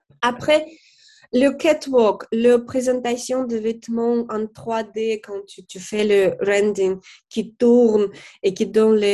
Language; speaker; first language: French; non-native, fluent; Russian